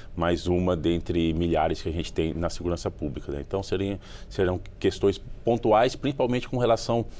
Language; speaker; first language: Portuguese; native; Portuguese